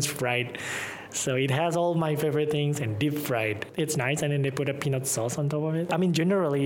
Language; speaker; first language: English; non-native, fluent; Indonesian